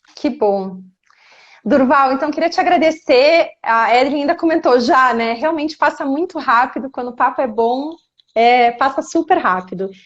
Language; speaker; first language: Portuguese; native; Portuguese